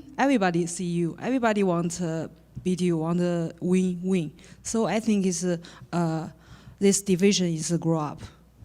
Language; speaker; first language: English; non-native, learner; Chinese